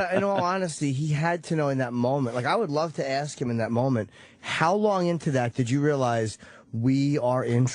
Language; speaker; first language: English; native; English